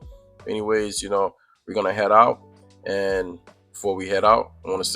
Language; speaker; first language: English; native; English